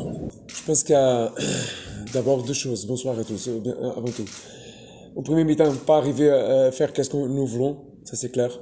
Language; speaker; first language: French; non-native, fluent; Portuguese